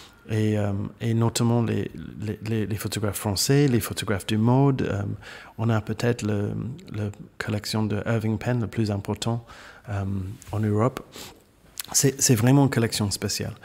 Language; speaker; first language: French; non-native, fluent; English